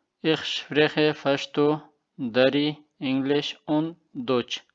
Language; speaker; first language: German; non-native, learner; Pashto